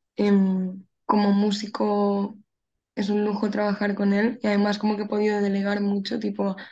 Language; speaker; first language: Spanish; native; Spanish